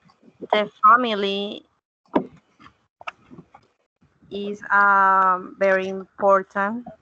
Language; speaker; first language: English; non-native, learner; Spanish